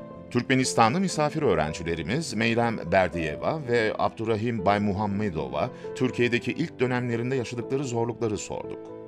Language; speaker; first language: Turkish; native; Turkish